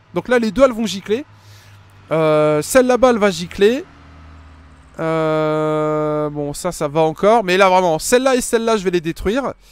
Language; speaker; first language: French; native; French